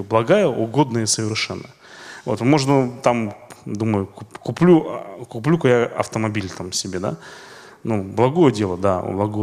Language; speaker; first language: Russian; native; Russian